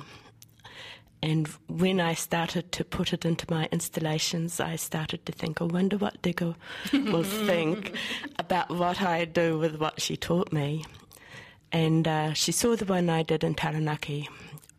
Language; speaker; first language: English; native; English